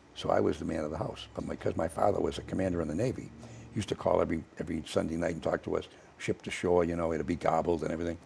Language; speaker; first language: English; native; English